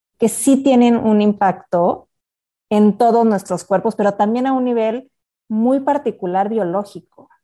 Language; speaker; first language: Spanish; native; Spanish